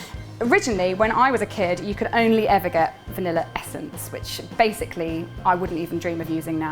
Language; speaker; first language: English; native; English